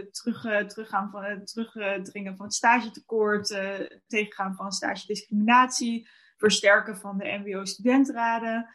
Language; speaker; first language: Dutch; native; Dutch